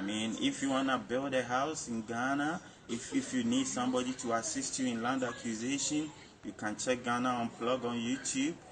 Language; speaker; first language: English; non-native, local second language; Akan